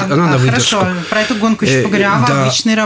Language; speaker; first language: Russian; native; Russian